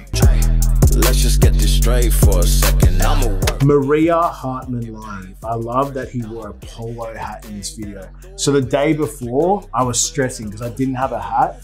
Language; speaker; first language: English; native; English